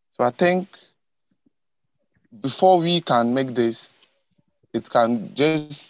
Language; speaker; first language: English; non-native, local second language; Ewe